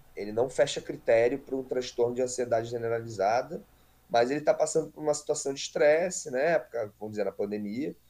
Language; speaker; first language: Portuguese; native; Portuguese